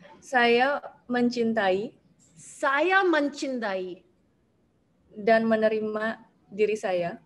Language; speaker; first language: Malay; non-native, learner; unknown